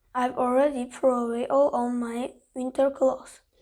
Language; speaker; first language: English; non-native, fluent; Korean